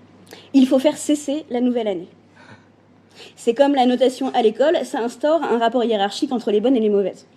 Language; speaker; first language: French; native; French